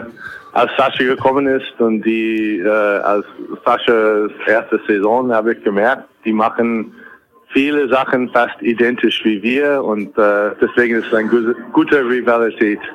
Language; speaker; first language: German; non-native, fluent; English